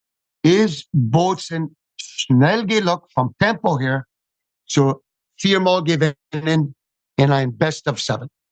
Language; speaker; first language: German; non-native, fluent; English